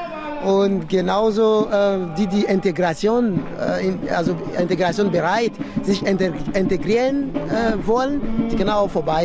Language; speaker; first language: German; non-native, fluent; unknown